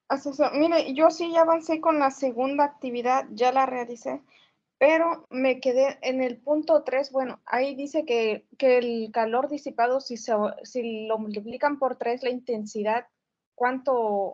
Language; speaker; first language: Spanish; native; Spanish